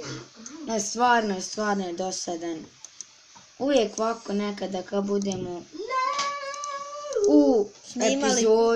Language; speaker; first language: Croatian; early bilingual, heritage; Serbian